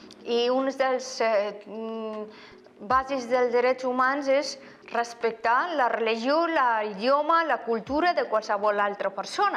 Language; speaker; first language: Catalan; non-native, fluent; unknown